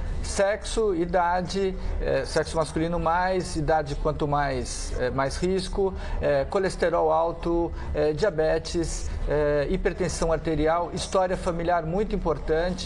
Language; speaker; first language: Portuguese; native; Portuguese